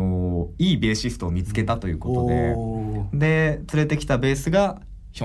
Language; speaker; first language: Japanese; native; Japanese